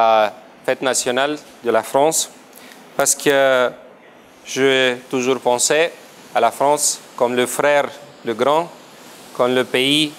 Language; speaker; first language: French; non-native, fluent; Romanian